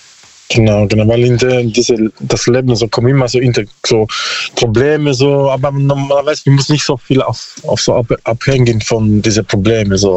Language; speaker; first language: German; non-native, learner; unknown